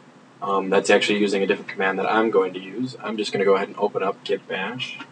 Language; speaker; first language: English; native; English